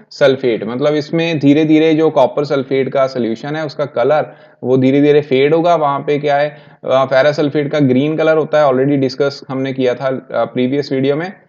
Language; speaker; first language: Hindi; non-native, local second language; Punjabi